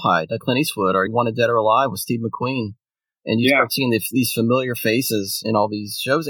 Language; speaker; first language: English; native; English